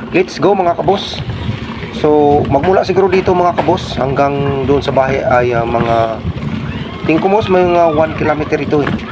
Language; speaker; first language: Filipino; native; Filipino